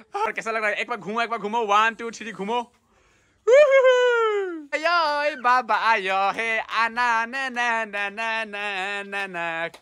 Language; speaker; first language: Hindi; non-native, local second language; Assamese